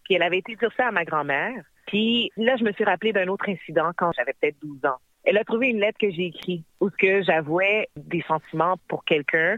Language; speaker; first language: French; native; French